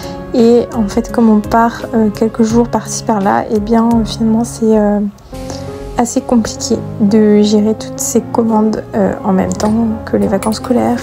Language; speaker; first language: French; native; French